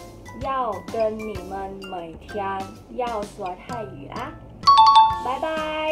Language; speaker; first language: Chinese; non-native, learner; Thai